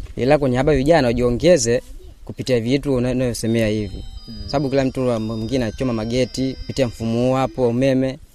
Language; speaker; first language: Swahili; non-native, local second language; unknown